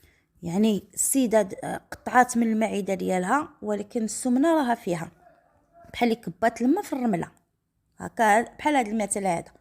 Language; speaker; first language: Arabic; native; Arabic